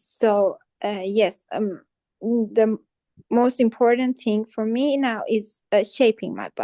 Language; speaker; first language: English; non-native, fluent; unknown